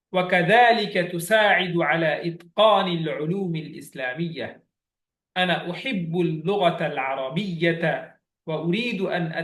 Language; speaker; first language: Arabic; non-native, fluent; Bangla